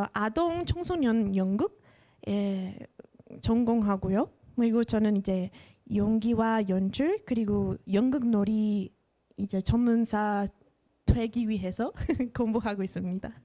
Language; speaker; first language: Korean; non-native, fluent; Spanish